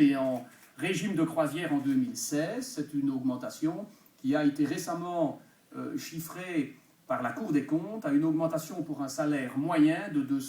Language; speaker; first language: French; native; French